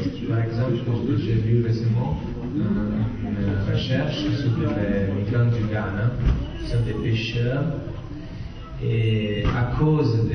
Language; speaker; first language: French; non-native, fluent; Italian